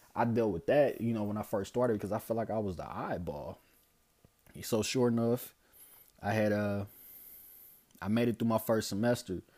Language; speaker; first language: English; native; English